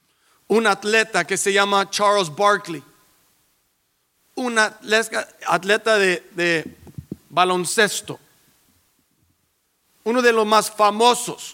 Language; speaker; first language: Spanish; early bilingual, heritage; English